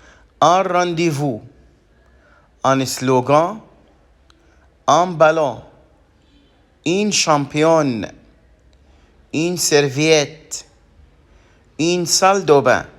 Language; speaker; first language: French; non-native, fluent; Arabic